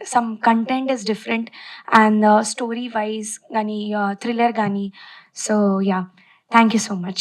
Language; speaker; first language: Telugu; non-native, learner; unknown